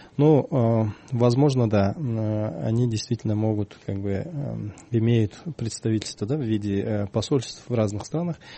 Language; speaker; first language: Russian; non-native, local second language; Kyrgyz